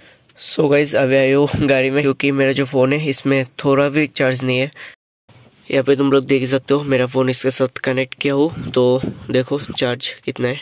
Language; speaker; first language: Hindi; non-native, local second language; Bangla